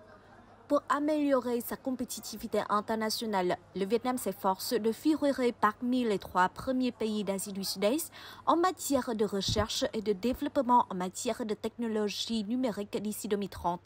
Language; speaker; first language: French; non-native, fluent; Vietnamese